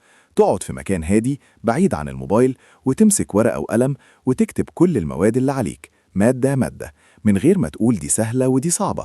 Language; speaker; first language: Arabic; native; Arabic